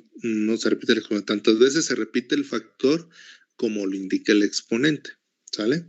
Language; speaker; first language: Spanish; native; Spanish